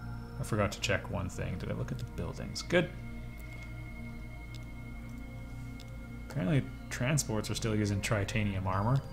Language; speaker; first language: English; native; English